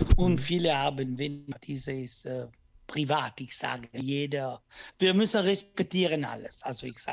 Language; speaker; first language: German; non-native, local second language; Italian